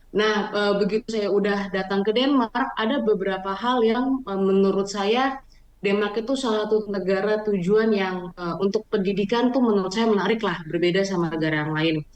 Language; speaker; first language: Indonesian; native; Indonesian